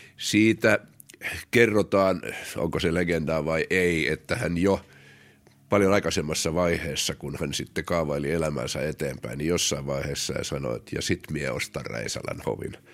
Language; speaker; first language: Finnish; native; Finnish